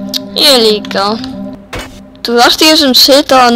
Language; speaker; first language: Icelandic; non-native, learner; Danish